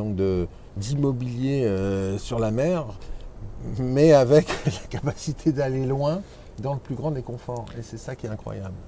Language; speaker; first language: French; native; French